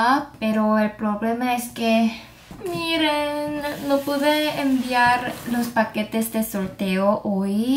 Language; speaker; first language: Spanish; non-native, fluent; Korean